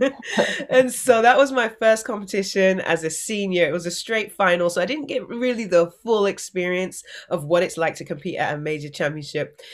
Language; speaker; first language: English; native; English